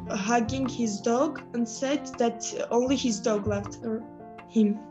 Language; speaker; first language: English; non-native, fluent; Armenian